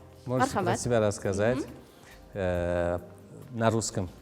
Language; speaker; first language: Russian; non-native, local second language; Uzbek